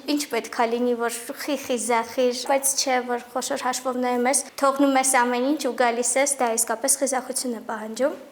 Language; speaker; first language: Armenian; native; Armenian